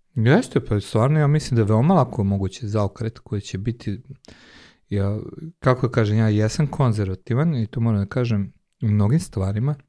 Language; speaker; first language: Serbian; non-native, local second language; Hungarian